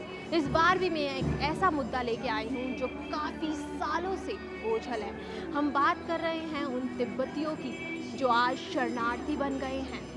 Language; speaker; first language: Hindi; native; Hindi